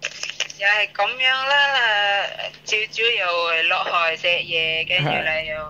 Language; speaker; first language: Cantonese; non-native, learner; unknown